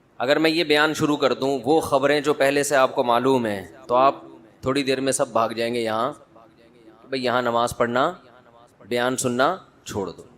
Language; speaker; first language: Urdu; native; Urdu